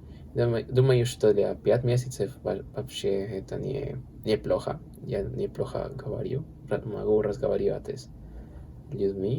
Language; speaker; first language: Russian; non-native, learner; Spanish